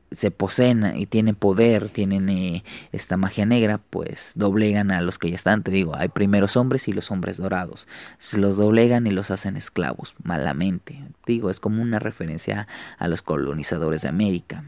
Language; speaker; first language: Spanish; native; Spanish